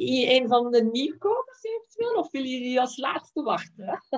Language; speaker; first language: Dutch; native; Dutch